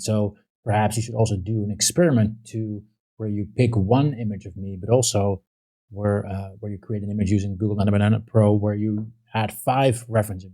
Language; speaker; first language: English; non-native, fluent; Dutch